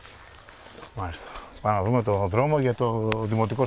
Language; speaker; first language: Greek; native; Greek